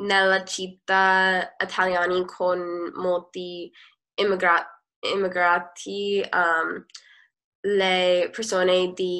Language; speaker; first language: Italian; non-native, learner; English